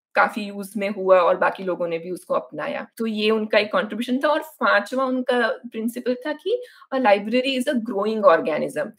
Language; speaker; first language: Hindi; non-native, local second language; Gujarati